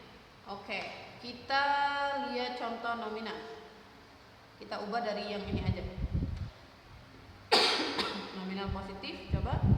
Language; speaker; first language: Indonesian; native; Indonesian